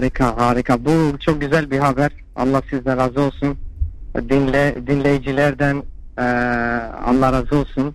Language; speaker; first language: Turkish; non-native, fluent; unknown